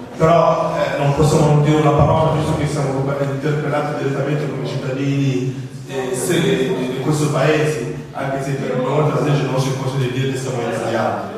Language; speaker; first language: Italian; non-native, fluent; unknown